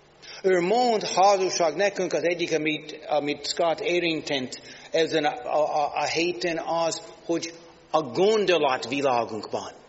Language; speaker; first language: Hungarian; non-native, learner; English